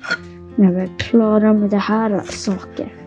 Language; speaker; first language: Swedish; non-native, fluent; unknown